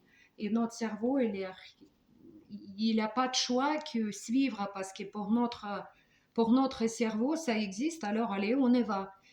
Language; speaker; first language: French; non-native, fluent; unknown